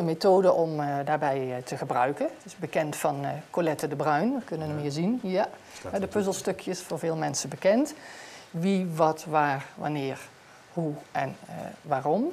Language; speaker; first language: Dutch; native; Dutch